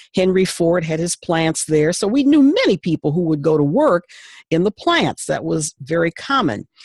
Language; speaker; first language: English; native; English